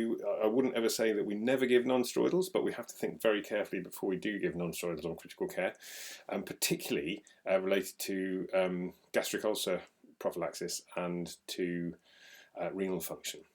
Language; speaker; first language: English; native; English